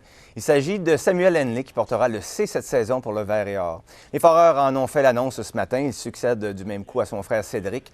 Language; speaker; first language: French; native; French